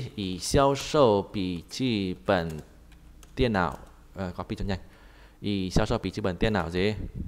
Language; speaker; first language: Chinese; non-native, fluent; Vietnamese